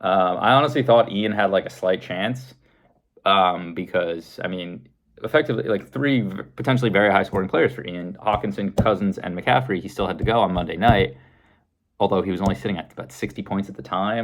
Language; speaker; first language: English; native; English